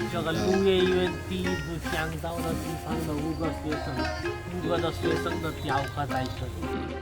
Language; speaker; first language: Chinese; non-native, learner; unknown